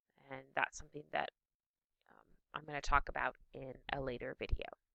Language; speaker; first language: English; native; English